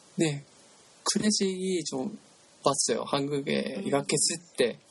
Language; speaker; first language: Korean; non-native, learner; Japanese